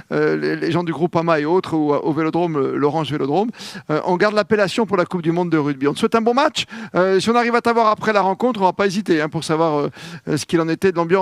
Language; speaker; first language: French; native; French